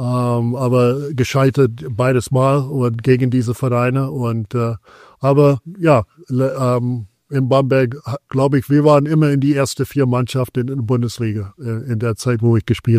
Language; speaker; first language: German; non-native, fluent; English